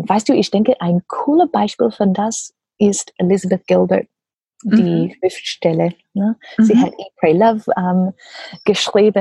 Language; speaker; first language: German; non-native, learner; English